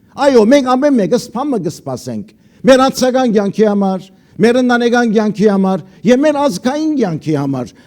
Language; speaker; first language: Armenian; early bilingual, heritage; Armenian